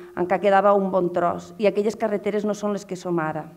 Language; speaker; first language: Catalan; native; Catalan